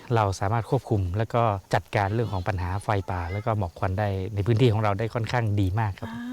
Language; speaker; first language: Thai; native; Thai